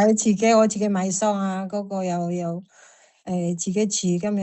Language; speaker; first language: Cantonese; non-native, learner; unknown